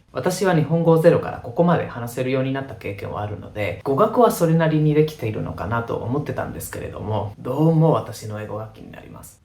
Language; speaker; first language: Japanese; non-native, fluent; Spanish